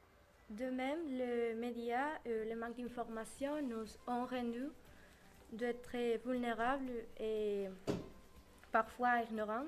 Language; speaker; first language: French; non-native, learner; Spanish